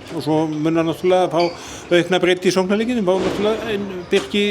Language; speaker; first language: Icelandic; native; Icelandic